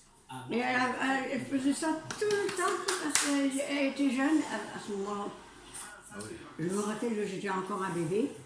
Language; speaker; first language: French; early bilingual, other home language; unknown